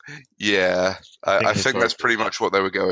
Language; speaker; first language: English; native; English